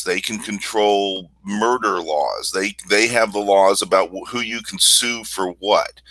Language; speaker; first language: English; native; English